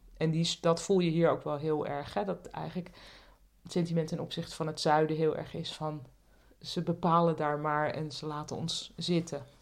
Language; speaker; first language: Dutch; native; Dutch